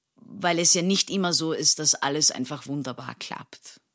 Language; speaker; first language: German; non-native, fluent; Turkish